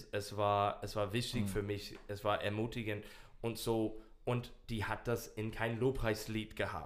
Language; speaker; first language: German; non-native, learner; English